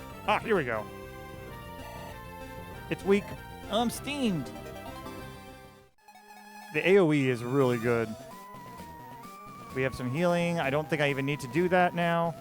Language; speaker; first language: English; native; English